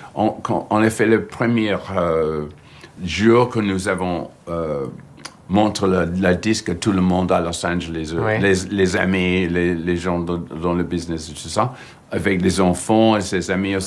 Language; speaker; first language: French; non-native, learner; English